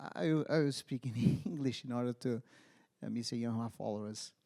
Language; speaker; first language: English; non-native, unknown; Portuguese